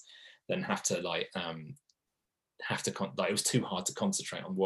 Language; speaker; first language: English; native; English